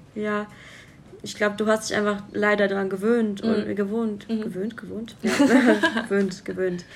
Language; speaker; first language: German; native; German